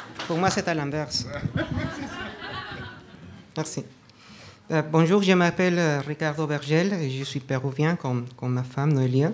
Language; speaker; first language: French; non-native, fluent; Spanish